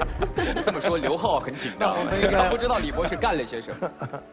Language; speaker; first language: Chinese; native; Chinese